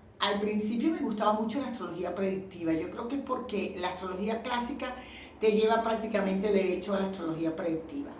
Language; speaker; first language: Spanish; native; Spanish